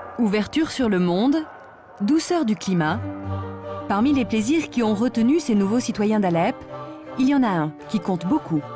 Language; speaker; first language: French; native; French